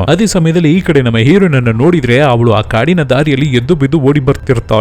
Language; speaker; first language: Kannada; native; Kannada